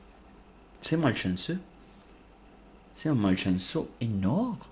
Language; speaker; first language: French; non-native, learner; Spanish